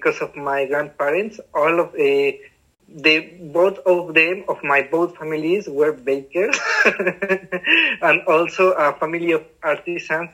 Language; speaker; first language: English; non-native, fluent; Spanish